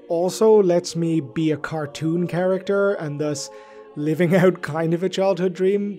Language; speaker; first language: English; native; English